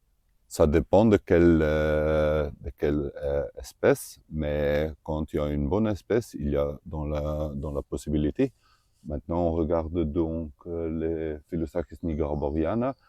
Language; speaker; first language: French; non-native, local second language; Dutch